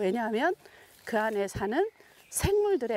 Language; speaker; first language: Korean; native; Korean